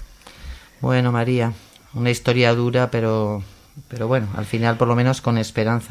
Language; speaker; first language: Spanish; native; Spanish